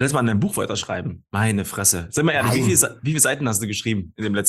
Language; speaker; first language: German; native; German